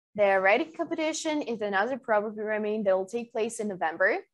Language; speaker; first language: English; non-native, fluent; Ukrainian